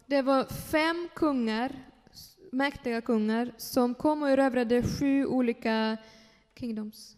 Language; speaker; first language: Swedish; non-native, fluent; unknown